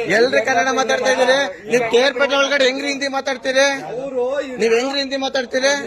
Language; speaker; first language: Kannada; native; Kannada